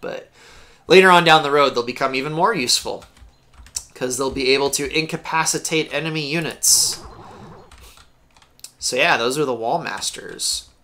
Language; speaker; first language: English; native; English